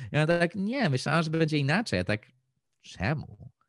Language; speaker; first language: Polish; early bilingual, heritage; Polish